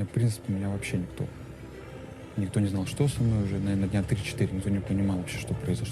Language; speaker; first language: Russian; native; Russian